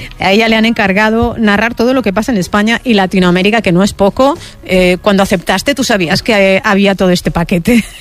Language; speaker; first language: Spanish; native; Spanish